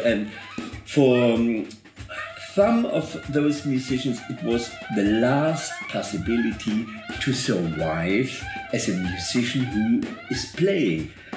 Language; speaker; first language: English; non-native, fluent; German